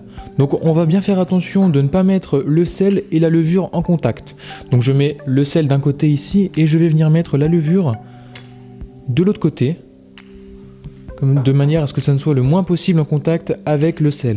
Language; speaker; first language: French; native; French